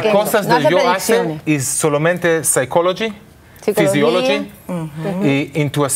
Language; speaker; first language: Spanish; non-native, learner; Hebrew